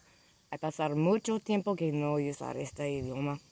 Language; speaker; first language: Spanish; non-native, learner; English